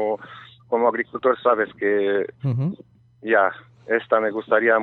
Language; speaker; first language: Spanish; non-native, learner; Romanian